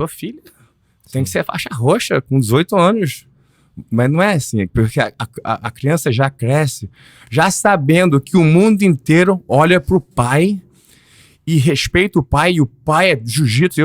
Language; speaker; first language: Portuguese; early bilingual, heritage; Portuguese